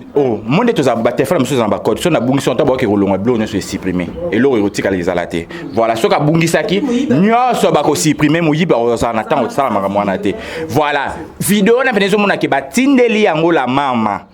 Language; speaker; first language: Lingala; native; Lingala